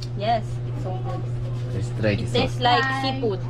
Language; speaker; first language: English; non-native, learner; Filipino